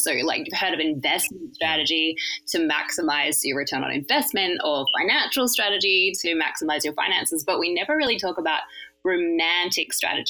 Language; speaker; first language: English; native; English